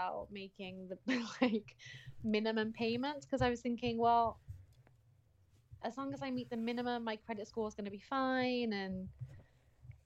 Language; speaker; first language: English; native; English